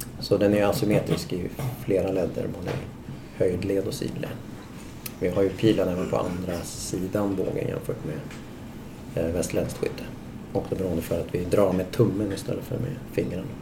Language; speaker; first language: Swedish; native; Swedish